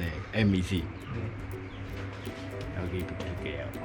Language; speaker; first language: Korean; non-native, learner; Khmer